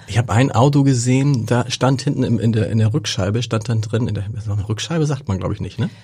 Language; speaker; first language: German; native; German